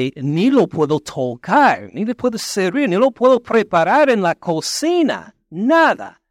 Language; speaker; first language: Spanish; non-native, fluent; English